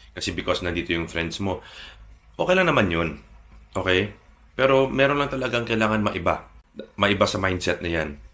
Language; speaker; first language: Filipino; native; Filipino